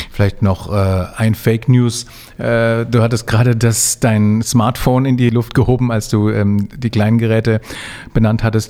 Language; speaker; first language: German; native; German